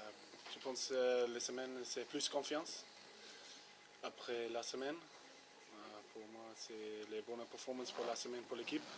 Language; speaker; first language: French; non-native, learner; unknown